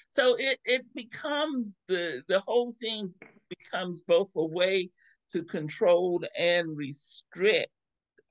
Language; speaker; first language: English; native; English